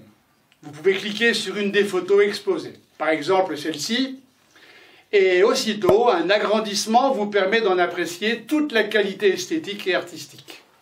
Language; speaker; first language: French; native; French